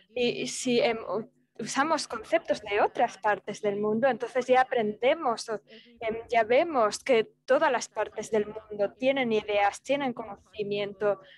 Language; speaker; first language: Spanish; non-native, fluent; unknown